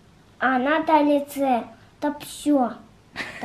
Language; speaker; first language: Russian; native; Russian